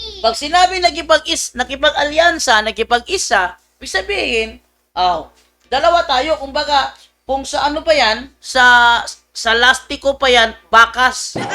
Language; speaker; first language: Filipino; non-native, local second language; Cebuano